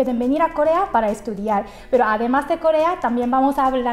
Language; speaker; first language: Spanish; non-native, fluent; Korean